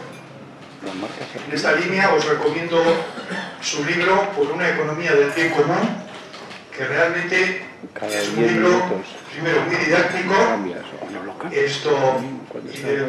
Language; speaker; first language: Spanish; native; Spanish